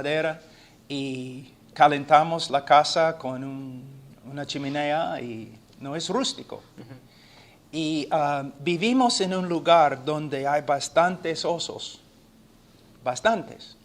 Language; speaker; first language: Spanish; non-native, fluent; English